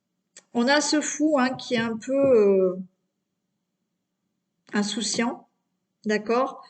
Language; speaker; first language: French; native; French